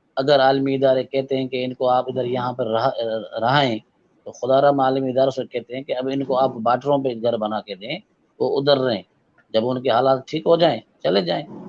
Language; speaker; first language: Urdu; non-native, local second language; Sindhi